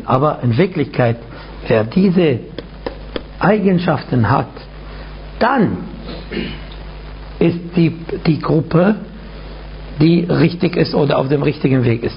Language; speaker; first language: German; non-native, fluent; Arabic